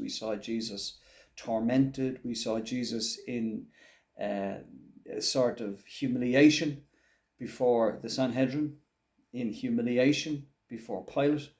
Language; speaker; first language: English; native; English